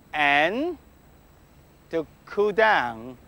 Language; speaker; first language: English; non-native, local second language; Cantonese